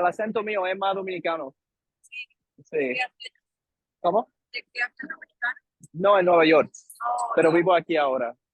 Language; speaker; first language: Spanish; early bilingual, heritage; Spanish